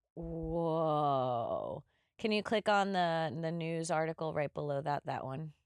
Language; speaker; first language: English; native; English